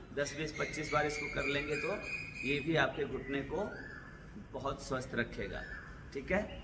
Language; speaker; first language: Hindi; native; Hindi